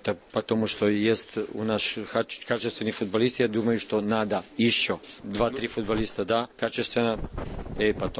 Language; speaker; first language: Russian; non-native, learner; Serbian